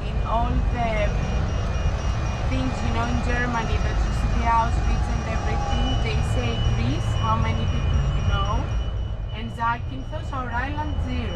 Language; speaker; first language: English; non-native, fluent; Greek